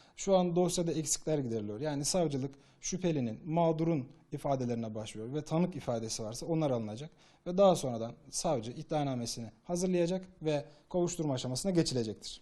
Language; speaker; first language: Turkish; native; Turkish